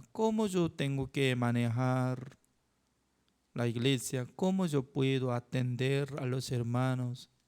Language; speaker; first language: Spanish; non-native, learner; Korean